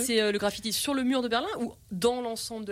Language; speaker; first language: French; native; French